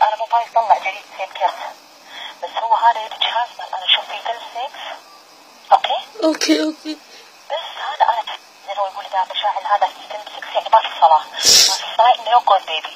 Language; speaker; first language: Arabic; non-native, learner; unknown